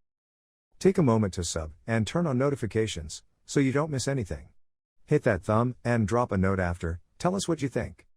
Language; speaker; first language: English; native; English